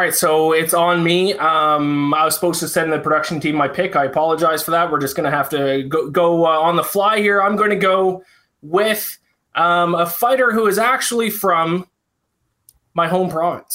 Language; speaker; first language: English; native; English